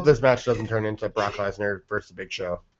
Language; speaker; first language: English; native; English